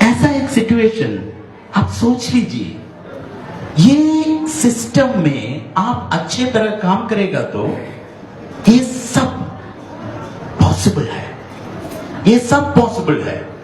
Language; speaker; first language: Hindi; non-native, fluent; Bangla